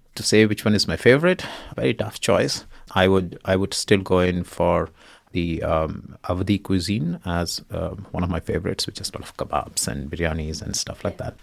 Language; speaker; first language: English; non-native, local second language; Hindi